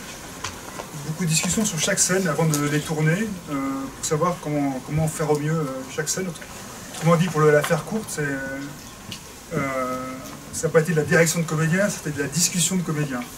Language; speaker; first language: French; native; French